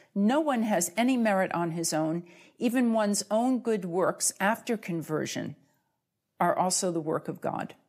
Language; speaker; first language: English; native; English